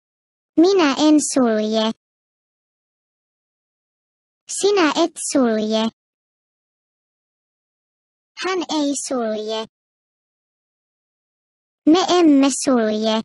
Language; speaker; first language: Finnish; non-native, fluent; Turkish